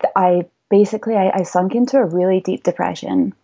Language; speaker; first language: English; native; English